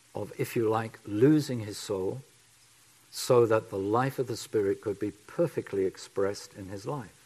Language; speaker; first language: English; native; English